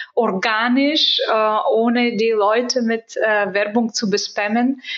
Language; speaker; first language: German; non-native, fluent; Bulgarian